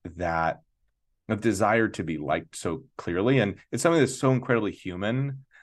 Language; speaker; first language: English; native; English